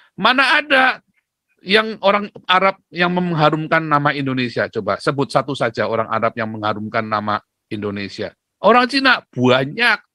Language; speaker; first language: Indonesian; native; Indonesian